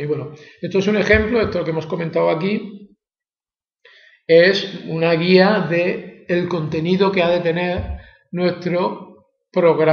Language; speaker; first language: Spanish; native; Spanish